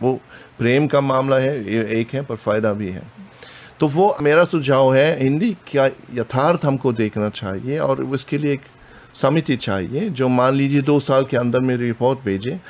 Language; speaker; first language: Hindi; non-native, fluent; German